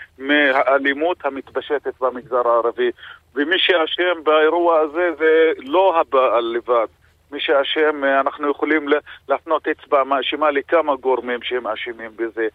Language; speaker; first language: Hebrew; non-native, local second language; Arabic